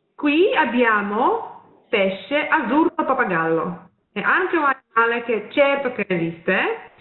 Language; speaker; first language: Italian; non-native, fluent; Polish